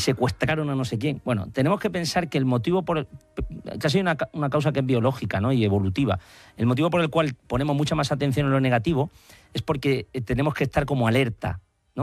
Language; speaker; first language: Spanish; native; Spanish